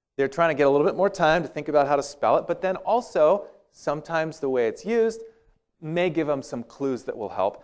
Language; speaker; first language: English; native; English